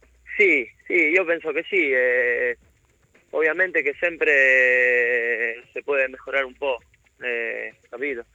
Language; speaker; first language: Italian; non-native, learner; Spanish